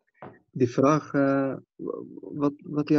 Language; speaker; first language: Dutch; non-native, learner; Arabic